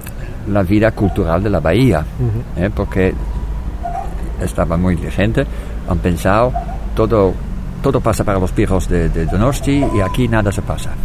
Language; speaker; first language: Spanish; non-native, fluent; Dutch